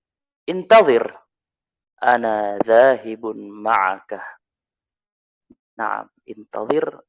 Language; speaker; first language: Arabic; non-native, fluent; Indonesian